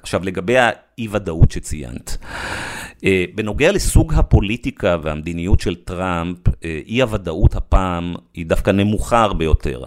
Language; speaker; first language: Hebrew; native; Hebrew